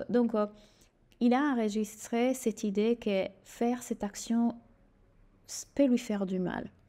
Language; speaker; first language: French; native; French